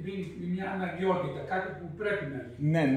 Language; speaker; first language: Greek; non-native, fluent; English